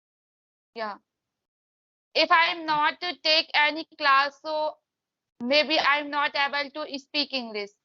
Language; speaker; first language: English; non-native, learner; Hindi